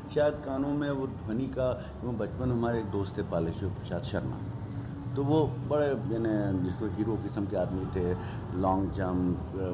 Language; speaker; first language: Hindi; native; Hindi